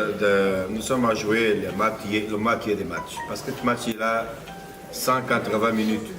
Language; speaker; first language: French; non-native, fluent; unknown